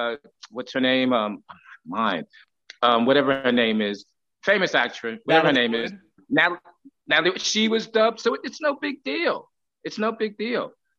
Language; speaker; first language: English; native; English